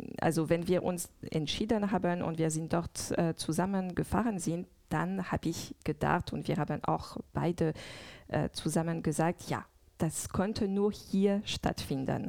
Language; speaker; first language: German; non-native, fluent; French